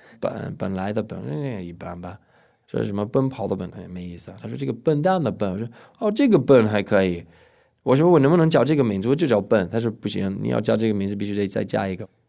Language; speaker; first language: Chinese; non-native, fluent; English